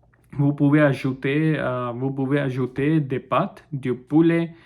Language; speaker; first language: French; non-native, learner; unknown